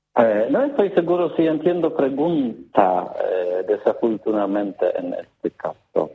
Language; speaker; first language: Spanish; non-native, learner; Polish